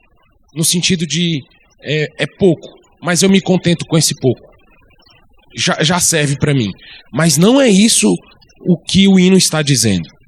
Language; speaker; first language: Portuguese; native; Portuguese